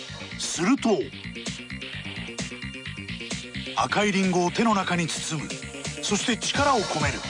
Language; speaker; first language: Japanese; native; Japanese